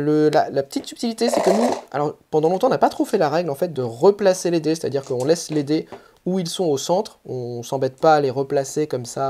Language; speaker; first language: French; native; French